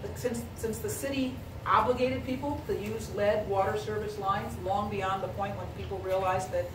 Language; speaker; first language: English; native; English